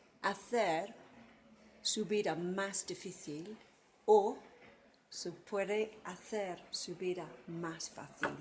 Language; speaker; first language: Spanish; non-native, fluent; English